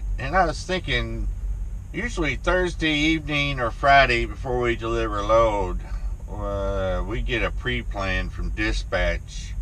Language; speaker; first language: English; native; English